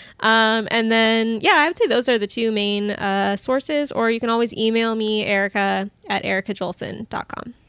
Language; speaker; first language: English; native; English